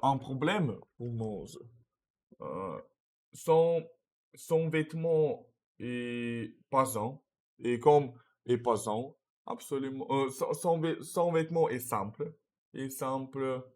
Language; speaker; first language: French; non-native, learner; Russian